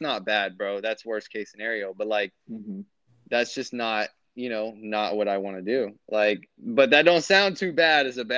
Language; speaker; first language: English; native; English